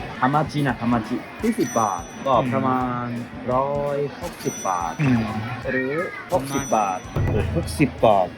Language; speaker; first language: Thai; non-native, learner; Japanese